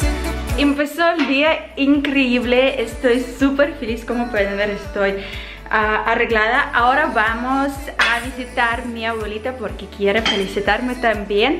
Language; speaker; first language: Spanish; non-native, fluent; Russian